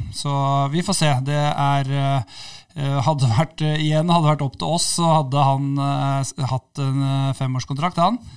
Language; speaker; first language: Norwegian; native; Norwegian